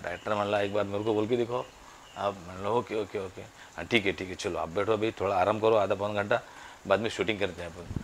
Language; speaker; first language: Hindi; non-native, local second language; Marathi